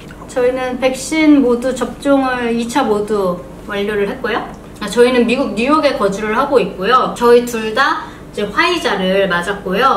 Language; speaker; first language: Korean; early bilingual, heritage; Korean